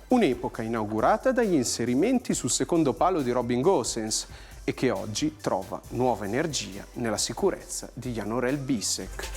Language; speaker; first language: Italian; native; Italian